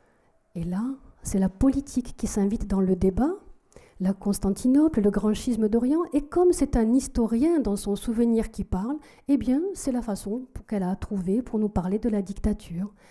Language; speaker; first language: French; native; French